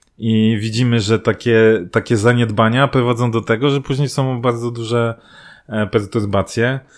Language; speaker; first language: Polish; native; Polish